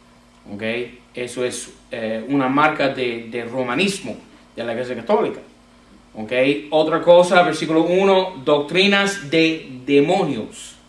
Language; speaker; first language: Spanish; non-native, fluent; English